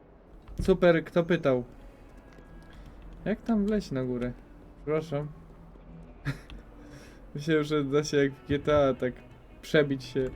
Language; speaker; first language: Polish; native; Polish